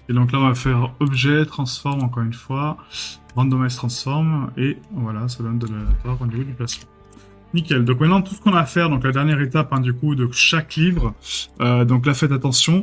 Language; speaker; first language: French; native; French